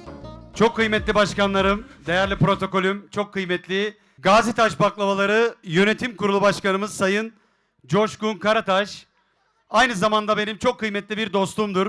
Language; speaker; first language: Turkish; native; Turkish